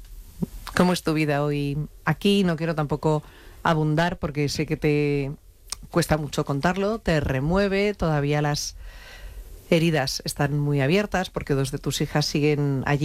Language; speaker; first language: Spanish; native; Spanish